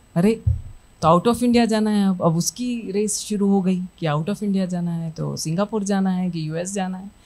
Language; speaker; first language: Hindi; native; Hindi